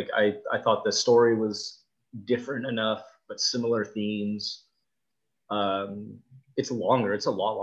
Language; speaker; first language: English; native; English